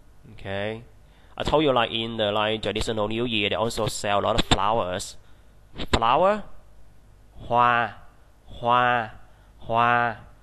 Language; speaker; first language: English; non-native, fluent; Vietnamese